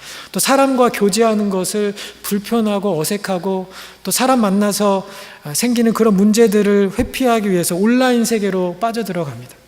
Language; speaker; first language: Korean; native; Korean